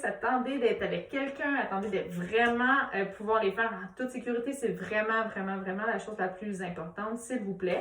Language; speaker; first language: French; native; French